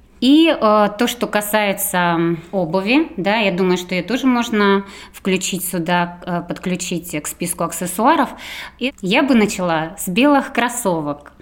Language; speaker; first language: Russian; native; Russian